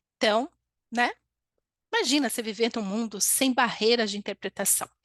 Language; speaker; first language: Portuguese; native; Portuguese